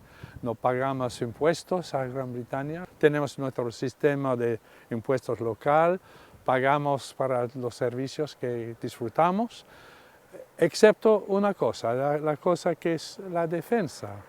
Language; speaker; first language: Spanish; non-native, fluent; English